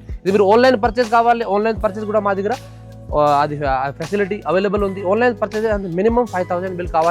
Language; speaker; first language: Telugu; non-native, local second language; Urdu